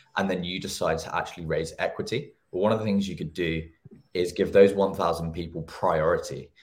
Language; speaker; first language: English; native; English